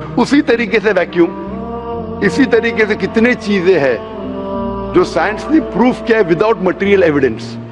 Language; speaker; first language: Hindi; non-native, local second language; Konkani